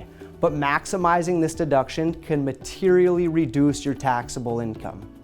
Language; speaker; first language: English; native; English